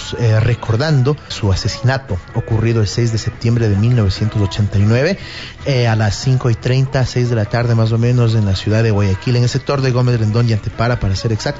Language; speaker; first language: Spanish; native; Spanish